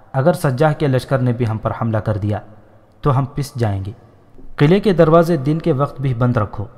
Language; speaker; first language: Urdu; native; Urdu